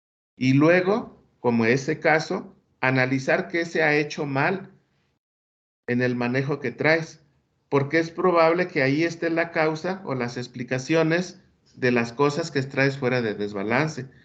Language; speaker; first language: Spanish; native; Spanish